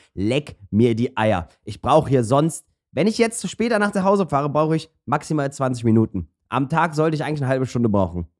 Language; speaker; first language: German; early bilingual, other home language; Turkish